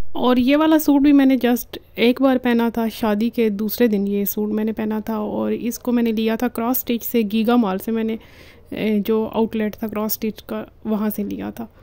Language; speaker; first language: Urdu; native; Urdu